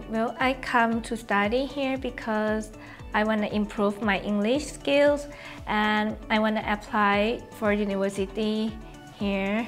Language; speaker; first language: English; non-native, learner; Thai